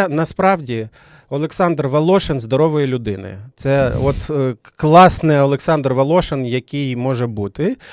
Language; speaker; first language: Ukrainian; native; Ukrainian